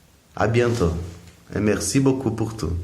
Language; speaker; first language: French; non-native, learner; Portuguese